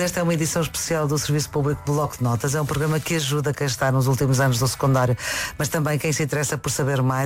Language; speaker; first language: Portuguese; native; Portuguese